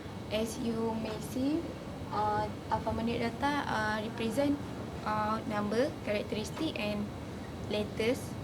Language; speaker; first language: English; non-native, learner; Malay